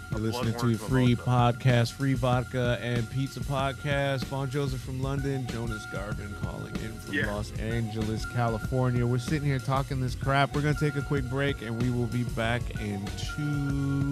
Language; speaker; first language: English; native; English